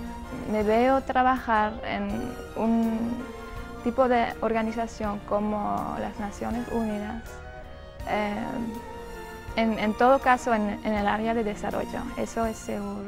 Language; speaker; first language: Spanish; non-native, fluent; Dutch